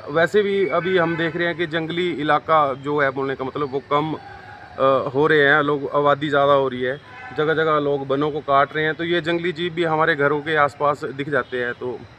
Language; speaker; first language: Hindi; native; Hindi